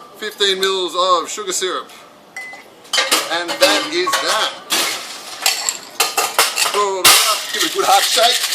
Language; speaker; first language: English; native; English